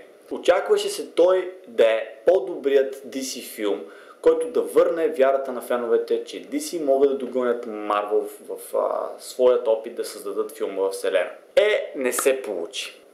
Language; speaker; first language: Bulgarian; native; Bulgarian